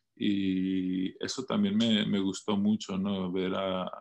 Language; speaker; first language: Spanish; early bilingual, heritage; Spanish